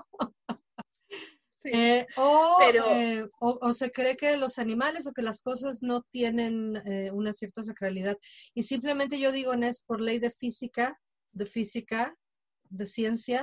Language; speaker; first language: Spanish; native; Spanish